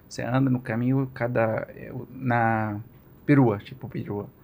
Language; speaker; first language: Portuguese; non-native, learner; Arabic